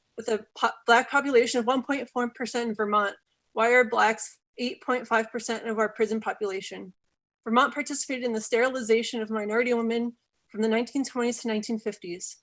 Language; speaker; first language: English; native; English